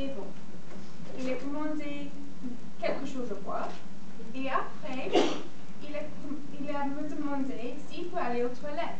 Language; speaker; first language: French; non-native, learner; English